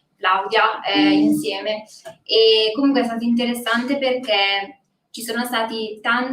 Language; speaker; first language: Italian; native; Italian